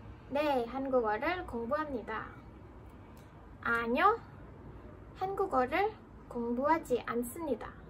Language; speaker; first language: Korean; non-native, fluent; Indonesian